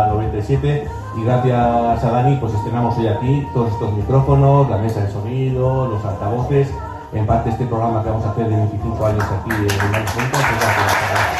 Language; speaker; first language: Spanish; native; Spanish